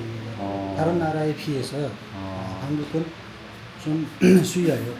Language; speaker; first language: Korean; non-native, learner; Nepali